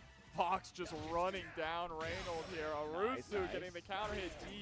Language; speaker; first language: English; native; English